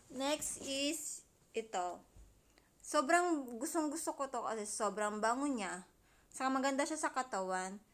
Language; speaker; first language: Filipino; native; Filipino